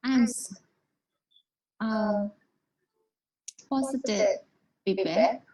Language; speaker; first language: English; non-native, learner; Burmese